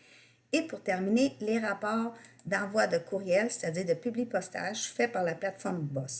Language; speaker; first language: French; native; French